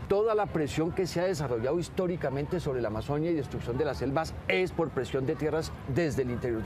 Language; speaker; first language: Spanish; native; Spanish